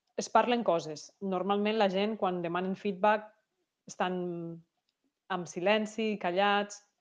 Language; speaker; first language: Catalan; native; Catalan